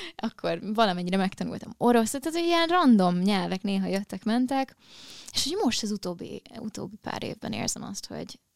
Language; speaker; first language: Hungarian; early bilingual, heritage; Hungarian